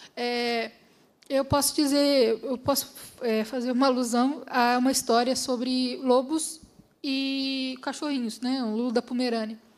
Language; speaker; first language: Portuguese; native; Portuguese